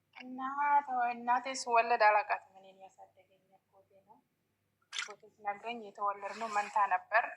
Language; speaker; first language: Amharic; non-native, local second language; Oromo